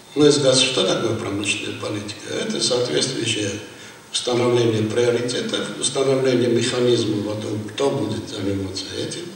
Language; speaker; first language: Russian; non-native, local second language; Armenian